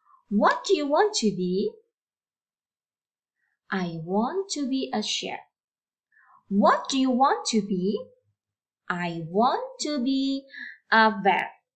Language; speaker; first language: English; non-native, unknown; Indonesian